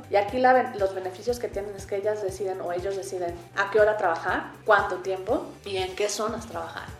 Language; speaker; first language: Spanish; native; Spanish